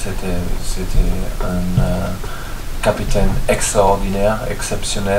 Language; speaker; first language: French; non-native, fluent; German